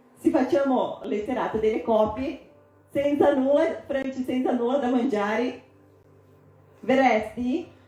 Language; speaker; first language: Italian; non-native, fluent; Portuguese